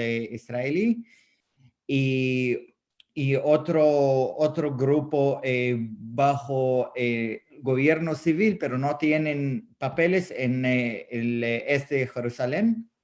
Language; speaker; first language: Spanish; non-native, fluent; Arabic